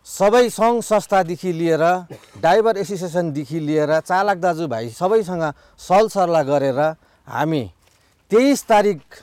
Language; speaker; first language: Nepali; native; Nepali